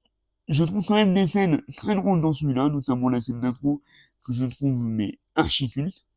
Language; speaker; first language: French; native; French